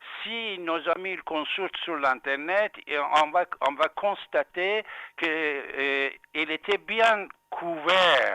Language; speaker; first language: French; non-native, fluent; Persian